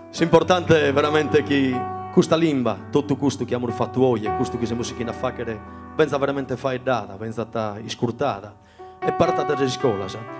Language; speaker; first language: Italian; non-native, local second language; Sardinian